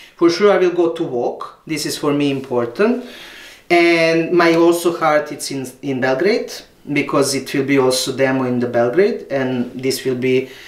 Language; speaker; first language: English; non-native, learner; Serbian